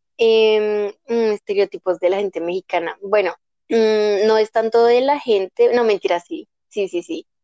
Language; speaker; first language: Spanish; native; Spanish